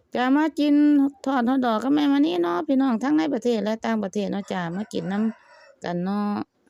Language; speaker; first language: Thai; native; Thai